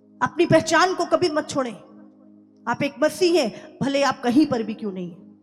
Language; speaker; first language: Hindi; native; Hindi